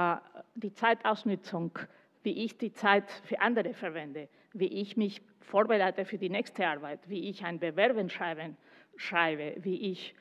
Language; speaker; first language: German; non-native, fluent; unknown